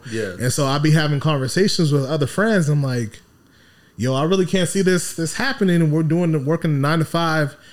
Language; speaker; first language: English; early bilingual, other home language; Yoruba